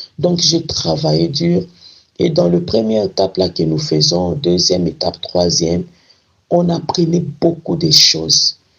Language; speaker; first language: French; non-native, local second language; Lingala